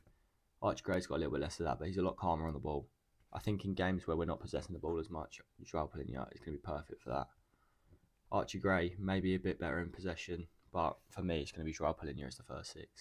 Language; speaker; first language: English; native; English